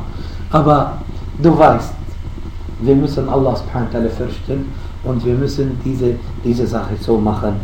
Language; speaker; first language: German; non-native, fluent; Arabic